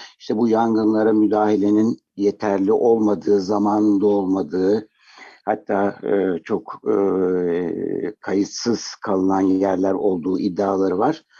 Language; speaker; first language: Turkish; native; Turkish